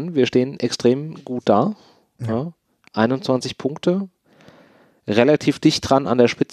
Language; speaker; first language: German; native; German